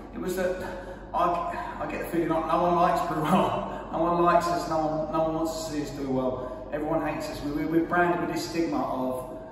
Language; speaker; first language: English; native; English